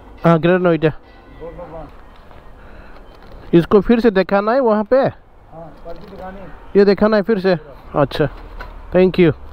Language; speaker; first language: Hindi; non-native, learner; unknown